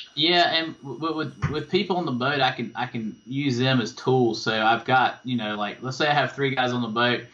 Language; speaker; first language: English; native; English